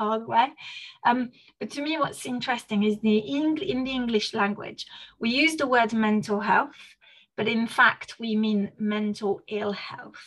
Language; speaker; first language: English; non-native, fluent; French